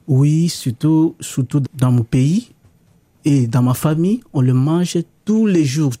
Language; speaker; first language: French; non-native, local second language; Lingala